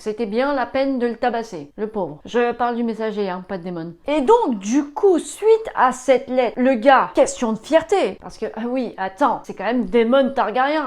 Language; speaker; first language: French; native; French